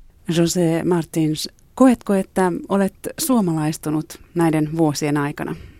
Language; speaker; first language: Finnish; native; Finnish